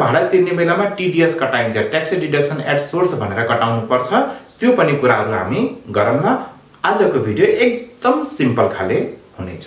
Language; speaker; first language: Nepali; native; Nepali